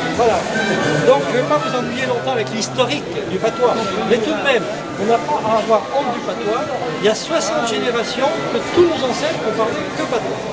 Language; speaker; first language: French; native; French